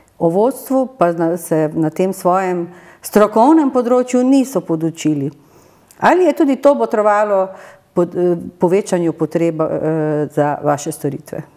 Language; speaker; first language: Slovenian; native; Slovenian